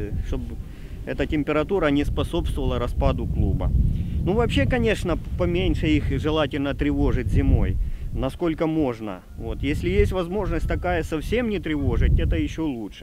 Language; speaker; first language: Russian; native; Russian